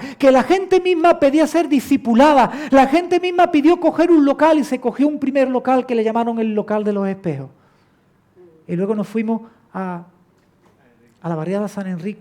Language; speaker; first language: Spanish; native; Spanish